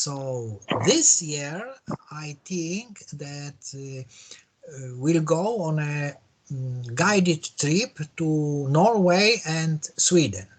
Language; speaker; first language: English; non-native, learner; Polish